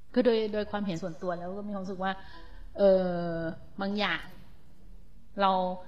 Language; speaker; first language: Thai; native; Thai